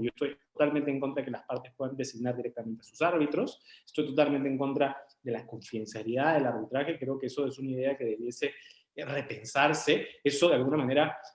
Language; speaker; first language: Spanish; native; Spanish